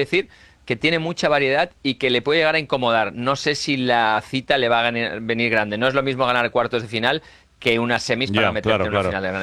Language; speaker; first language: Spanish; native; Spanish